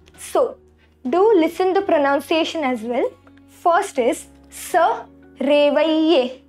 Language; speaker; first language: English; non-native, local second language; Hindi